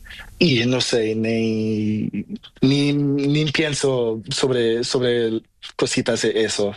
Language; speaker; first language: Spanish; non-native, learner; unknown